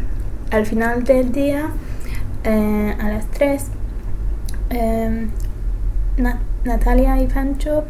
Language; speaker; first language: Spanish; non-native, learner; English